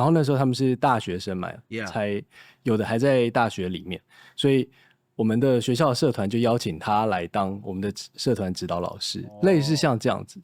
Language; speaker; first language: Chinese; native; Chinese